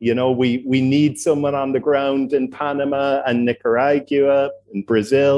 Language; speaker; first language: English; native; English